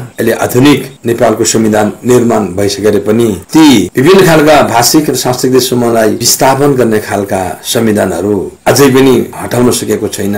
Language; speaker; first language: Nepali; non-native, local second language; Gurung